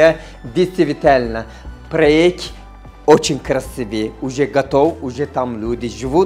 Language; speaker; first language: Russian; non-native, fluent; Turkish